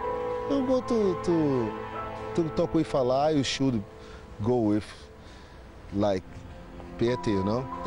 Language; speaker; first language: English; non-native, learner; Portuguese